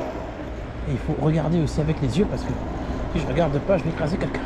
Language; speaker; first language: French; native; French